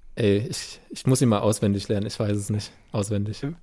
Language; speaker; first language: German; native; German